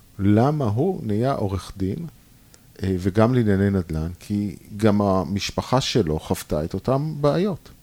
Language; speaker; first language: Hebrew; native; Hebrew